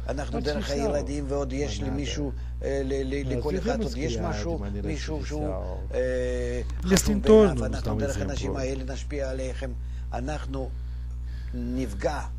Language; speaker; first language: Hebrew; non-native, fluent; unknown